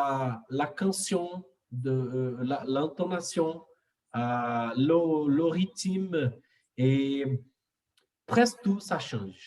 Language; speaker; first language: French; non-native, fluent; Portuguese